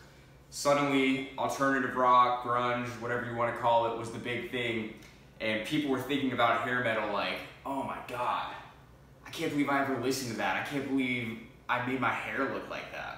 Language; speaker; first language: English; native; English